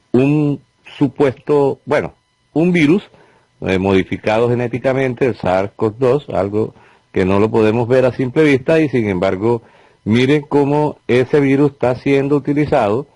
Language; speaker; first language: Spanish; native; Spanish